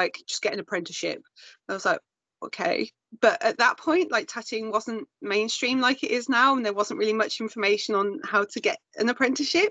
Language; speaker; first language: English; native; English